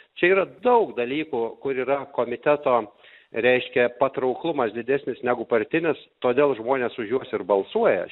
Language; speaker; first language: Lithuanian; native; Lithuanian